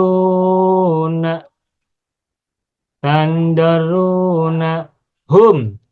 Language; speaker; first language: Arabic; non-native, fluent; Indonesian